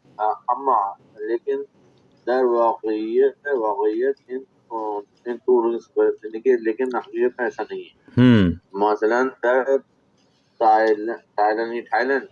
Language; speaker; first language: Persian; non-native, learner; Urdu